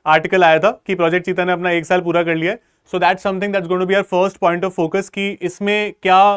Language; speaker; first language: Hindi; native; Hindi